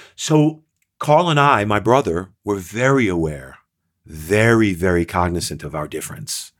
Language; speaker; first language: English; native; English